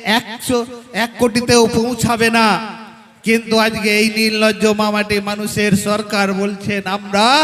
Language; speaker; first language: Bangla; non-native, local second language; Santali